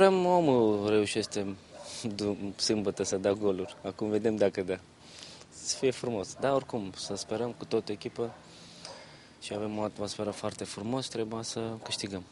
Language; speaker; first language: Romanian; non-native, learner; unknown